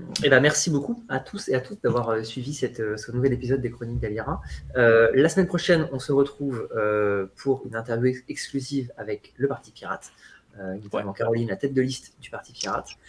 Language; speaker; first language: French; native; French